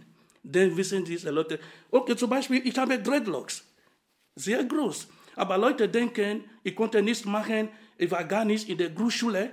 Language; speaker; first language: German; non-native, fluent; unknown